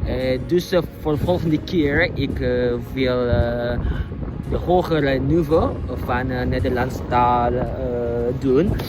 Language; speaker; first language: Dutch; non-native, learner; Indonesian